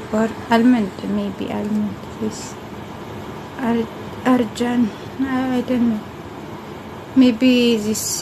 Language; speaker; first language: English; non-native, learner; Amharic